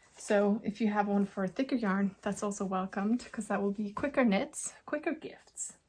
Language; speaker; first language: English; non-native, fluent; Norwegian